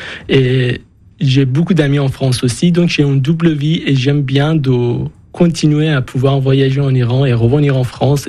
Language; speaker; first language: French; non-native, fluent; Persian